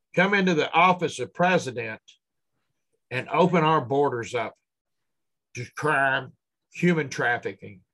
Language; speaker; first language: English; native; English